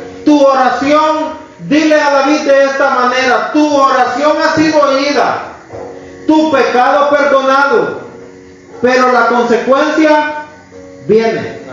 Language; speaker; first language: Spanish; native; Spanish